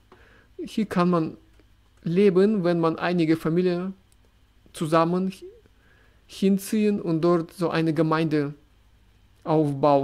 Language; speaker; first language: German; non-native, fluent; Russian